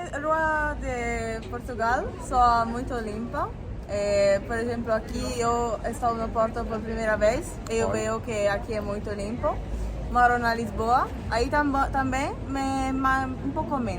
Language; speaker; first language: Portuguese; non-native, learner; Italian